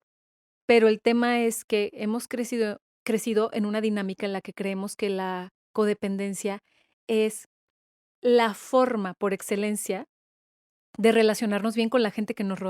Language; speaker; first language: Spanish; native; Spanish